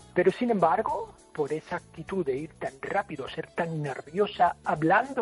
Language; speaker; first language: Spanish; non-native, fluent; English